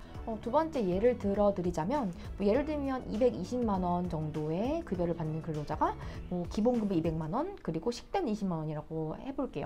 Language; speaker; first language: Korean; native; Korean